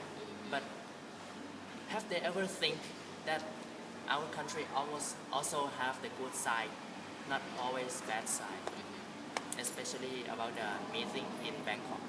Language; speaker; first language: English; non-native, learner; Thai